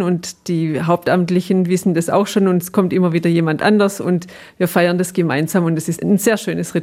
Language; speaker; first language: German; native; German